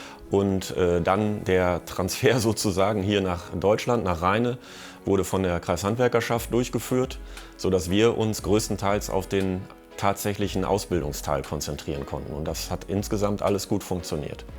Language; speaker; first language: German; native; German